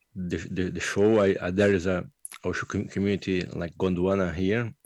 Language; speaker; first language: English; non-native, fluent; Portuguese